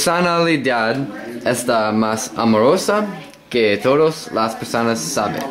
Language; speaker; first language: Spanish; non-native, learner; English